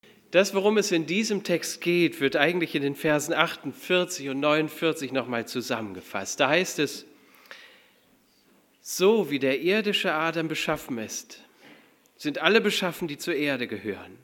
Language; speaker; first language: German; native; German